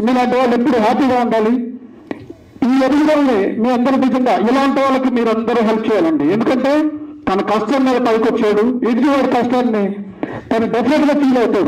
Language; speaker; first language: Telugu; native; Telugu